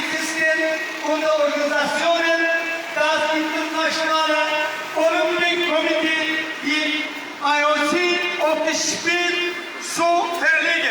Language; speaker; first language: German; non-native, learner; Uyghur